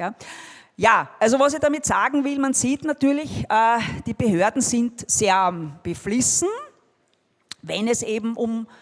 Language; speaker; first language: German; native; German